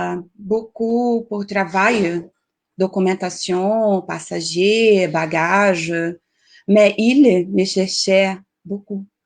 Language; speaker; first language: French; non-native, learner; Portuguese